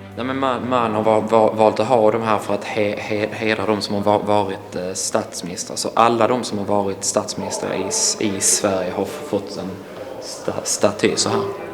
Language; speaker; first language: Swedish; native; Swedish